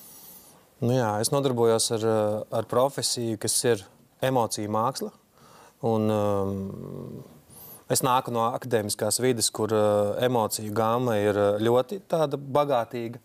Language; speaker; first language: Latvian; native; Latvian